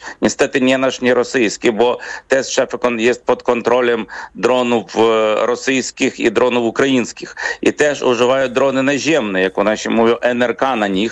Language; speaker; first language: Polish; non-native, fluent; Ukrainian